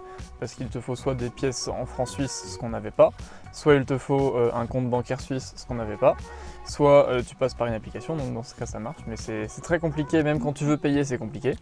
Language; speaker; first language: French; native; French